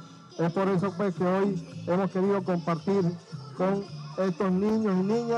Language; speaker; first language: Spanish; native; Spanish